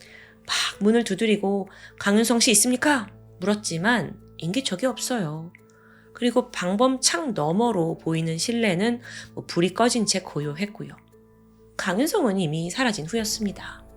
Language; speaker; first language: Korean; native; Korean